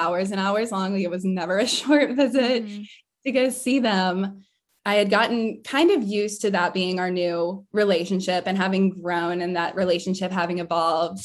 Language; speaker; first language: English; native; English